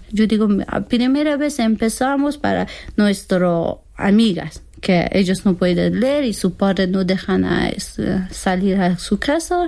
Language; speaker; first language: Spanish; non-native, learner; Persian